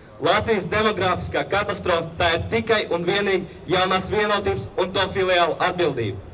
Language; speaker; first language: Latvian; non-native, local second language; Russian